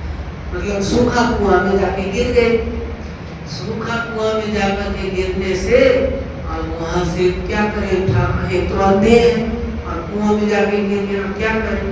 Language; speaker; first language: Hindi; native; Hindi